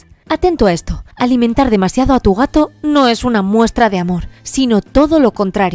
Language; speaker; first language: Spanish; native; Spanish